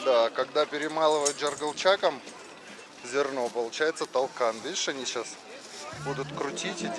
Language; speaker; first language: Russian; native; Russian